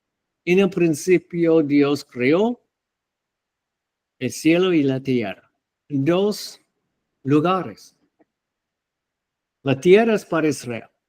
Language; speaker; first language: Spanish; non-native, fluent; English